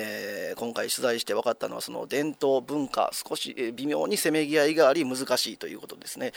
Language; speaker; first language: Japanese; native; Japanese